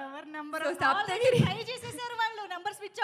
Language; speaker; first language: Telugu; native; Telugu